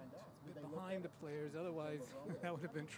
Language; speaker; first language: English; native; English